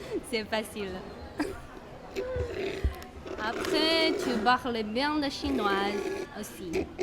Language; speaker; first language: French; non-native, learner; Chinese